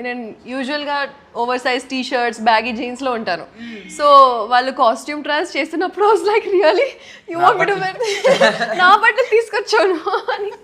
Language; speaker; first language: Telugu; non-native, local second language; Urdu